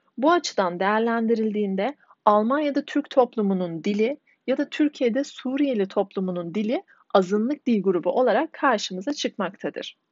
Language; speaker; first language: Turkish; native; Turkish